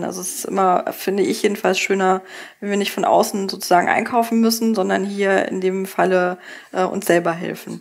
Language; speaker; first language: German; native; German